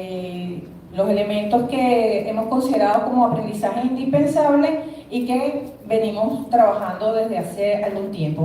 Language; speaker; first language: Spanish; native; Spanish